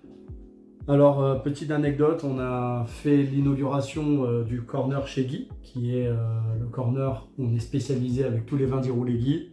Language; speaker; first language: French; native; French